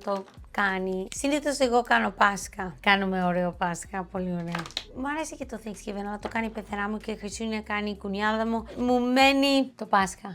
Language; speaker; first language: Greek; early bilingual, heritage; Greek